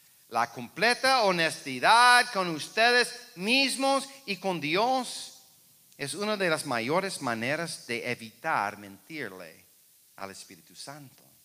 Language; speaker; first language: Spanish; non-native, fluent; English